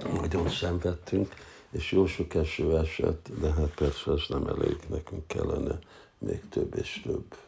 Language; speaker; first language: Hungarian; early bilingual, heritage; Hungarian